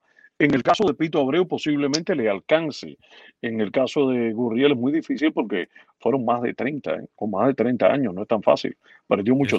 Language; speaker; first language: Spanish; native; Spanish